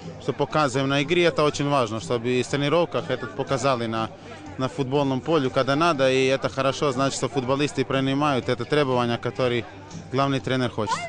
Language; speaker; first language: Russian; non-native, fluent; Croatian